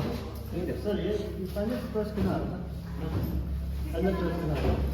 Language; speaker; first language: Hindi; non-native, local second language; Tibetan